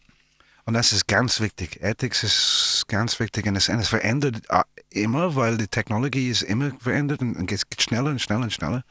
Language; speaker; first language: German; non-native, learner; English